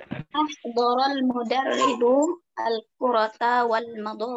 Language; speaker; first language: Arabic; non-native, learner; Indonesian